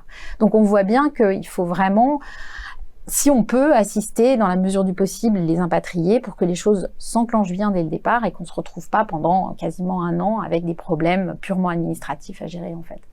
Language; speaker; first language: French; native; French